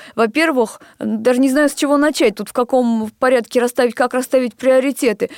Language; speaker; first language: Russian; native; Russian